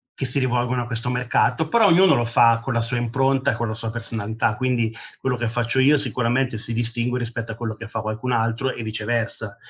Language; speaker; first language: Italian; native; Italian